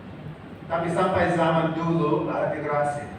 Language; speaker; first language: Indonesian; non-native, fluent; English